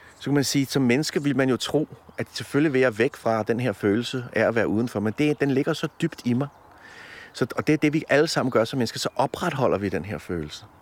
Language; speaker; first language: Danish; early bilingual, other home language; Polish